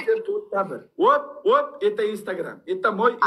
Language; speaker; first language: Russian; non-native, learner; Uzbek